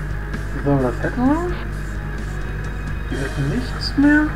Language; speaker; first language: German; native; German